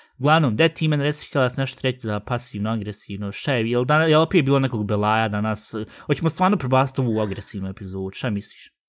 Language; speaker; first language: Bosnian; early bilingual, heritage; Bosnian